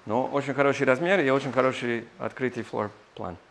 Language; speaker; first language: Russian; non-native, fluent; English